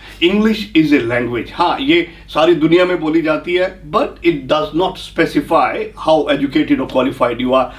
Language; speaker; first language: Hindi; native; Hindi